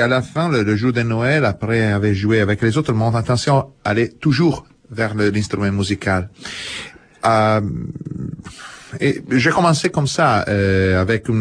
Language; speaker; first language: French; non-native, fluent; Italian